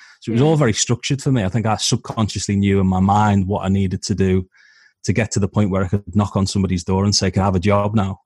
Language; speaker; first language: English; native; English